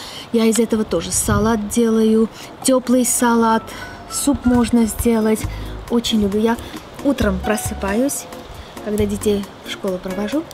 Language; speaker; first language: Russian; non-native, local second language; Armenian